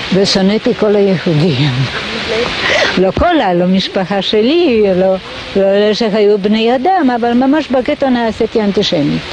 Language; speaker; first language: Hebrew; non-native, fluent; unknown